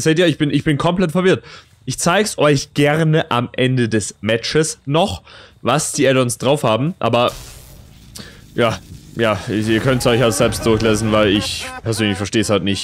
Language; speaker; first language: German; native; German